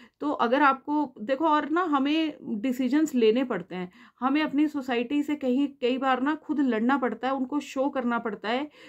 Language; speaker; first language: Hindi; native; Hindi